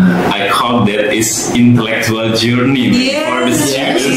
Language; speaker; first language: English; non-native, learner; Indonesian